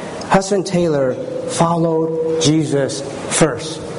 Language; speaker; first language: English; early bilingual, other home language; Chinese